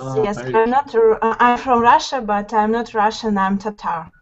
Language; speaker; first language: English; non-native, fluent; Tatar